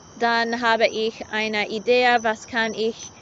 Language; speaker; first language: German; non-native, learner; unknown